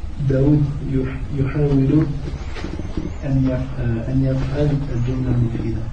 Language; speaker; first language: Arabic; non-native, learner; French